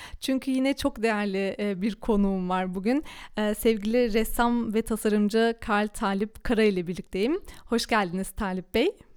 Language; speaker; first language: Turkish; early bilingual, heritage; Turkish